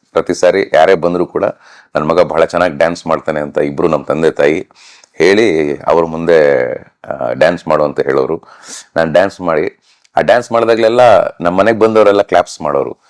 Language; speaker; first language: Kannada; native; Kannada